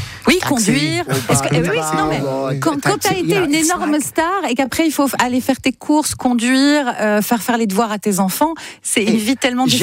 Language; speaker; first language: French; native; French